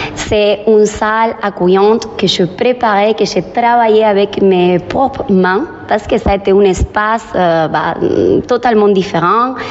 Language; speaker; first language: French; non-native, fluent; Spanish